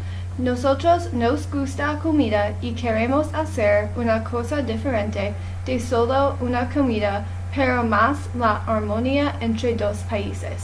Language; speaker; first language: Spanish; non-native, learner; English